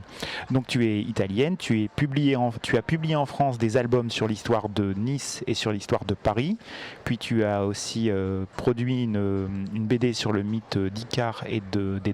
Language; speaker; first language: French; native; French